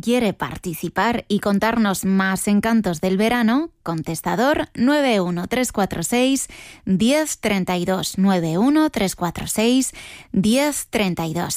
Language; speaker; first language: Spanish; native; Spanish